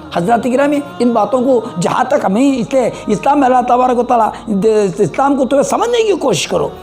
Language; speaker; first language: Urdu; native; Urdu